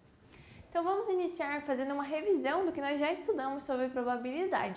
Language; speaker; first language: Portuguese; native; Portuguese